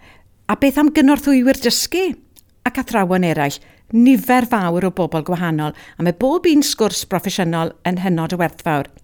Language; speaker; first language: Welsh; native; Welsh